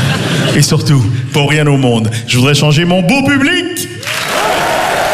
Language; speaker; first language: French; native; French